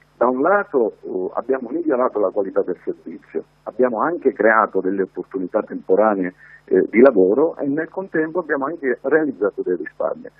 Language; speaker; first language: Italian; native; Italian